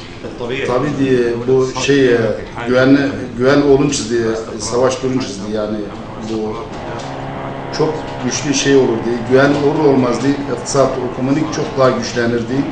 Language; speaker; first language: Turkish; non-native, fluent; Arabic